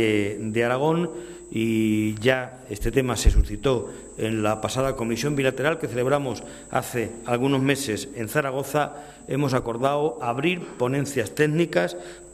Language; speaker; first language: Spanish; native; Spanish